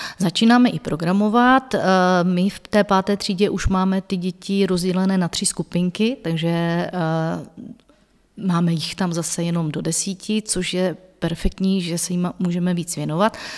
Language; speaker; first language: Czech; native; Czech